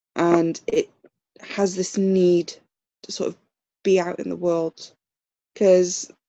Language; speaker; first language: English; native; English